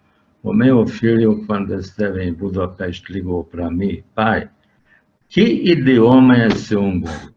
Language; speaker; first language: Portuguese; non-native, fluent; Hungarian